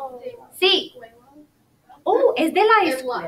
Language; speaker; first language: Spanish; non-native, fluent; English